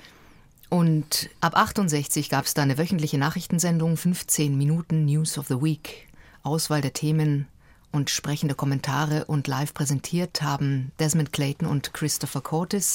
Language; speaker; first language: German; native; German